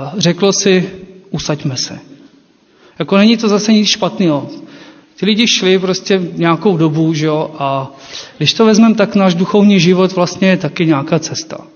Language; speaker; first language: Czech; non-native, fluent; Ukrainian